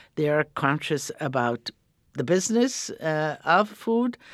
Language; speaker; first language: English; early bilingual, other home language; Croatian